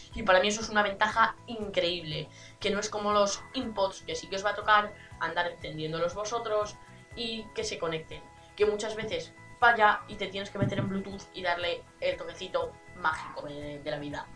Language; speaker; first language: Spanish; native; Spanish